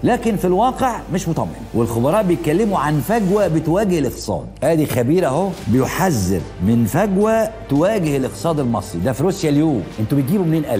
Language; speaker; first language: Arabic; native; Arabic